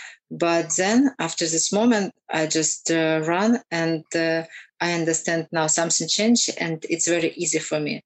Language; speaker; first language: English; non-native, learner; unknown